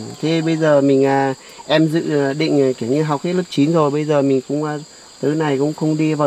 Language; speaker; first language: Vietnamese; native; Vietnamese